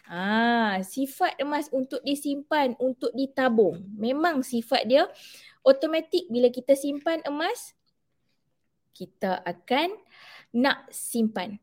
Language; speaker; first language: Malay; native; Malay